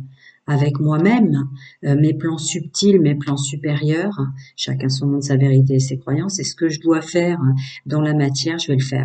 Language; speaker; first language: French; native; French